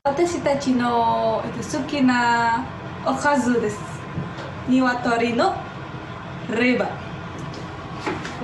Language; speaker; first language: Japanese; non-native, learner; Indonesian